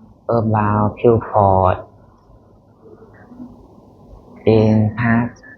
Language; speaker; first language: English; non-native, learner; Vietnamese